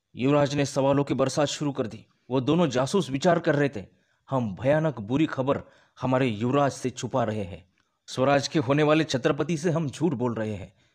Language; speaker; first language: Hindi; non-native, local second language; Marathi